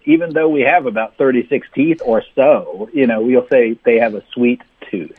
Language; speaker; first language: English; native; English